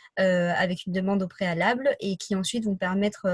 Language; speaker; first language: French; native; French